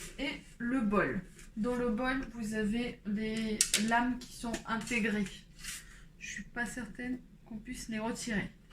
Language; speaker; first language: French; early bilingual, other home language; Polish